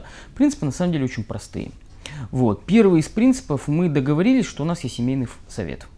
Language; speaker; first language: Russian; native; Russian